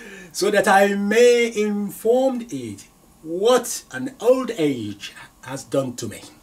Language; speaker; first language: English; non-native, local second language; Yoruba